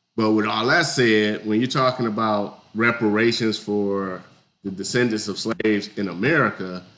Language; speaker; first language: English; native; English